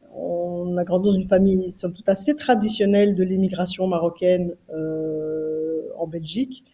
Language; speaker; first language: French; native; French